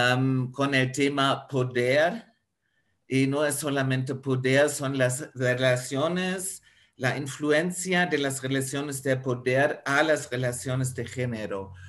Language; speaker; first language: Spanish; non-native, fluent; German